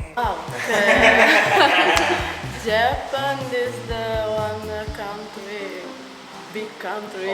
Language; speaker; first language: English; non-native, fluent; Portuguese